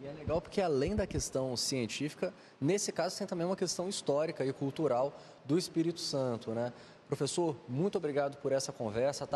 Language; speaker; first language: Portuguese; native; Portuguese